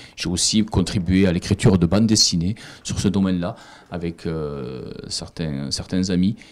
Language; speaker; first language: French; native; French